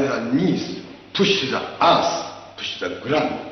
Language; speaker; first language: English; non-native, learner; Japanese